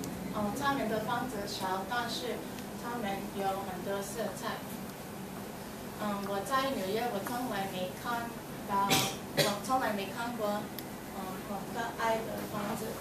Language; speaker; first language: Chinese; non-native, learner; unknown